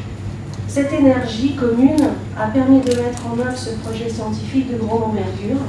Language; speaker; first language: French; native; French